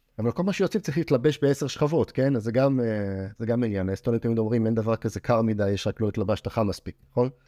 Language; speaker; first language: Hebrew; native; Hebrew